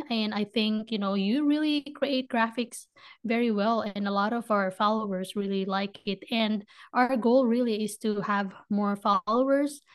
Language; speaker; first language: English; non-native, local second language; Filipino